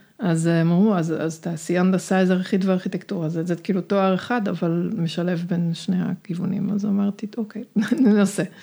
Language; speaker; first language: Hebrew; non-native, fluent; Dutch